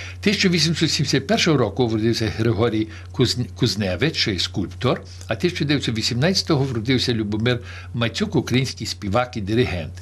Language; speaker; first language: Ukrainian; early bilingual, heritage; Ukrainian